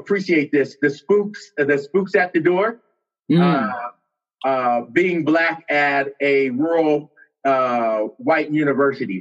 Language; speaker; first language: English; native; English